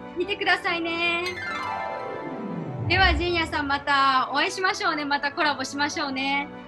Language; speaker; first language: Japanese; native; Japanese